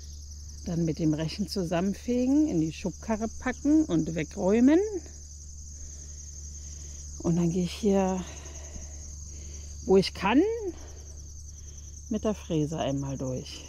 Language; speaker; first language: German; native; German